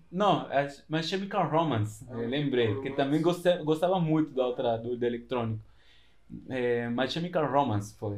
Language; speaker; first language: Portuguese; non-native, fluent; Spanish